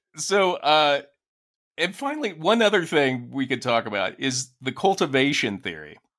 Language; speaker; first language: English; native; English